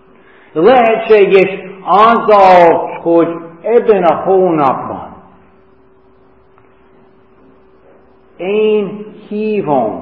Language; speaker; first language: Hungarian; non-native, fluent; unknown